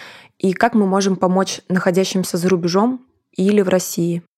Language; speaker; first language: Russian; native; Russian